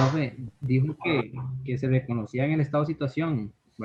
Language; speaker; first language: Spanish; native; Spanish